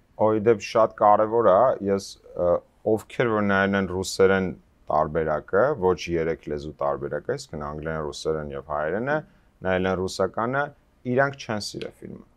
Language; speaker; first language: Armenian; native; Armenian